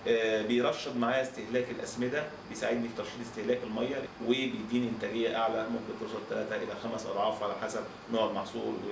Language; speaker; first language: Arabic; native; Arabic